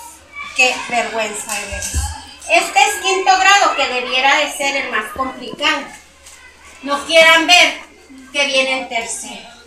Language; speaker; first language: Spanish; native; Spanish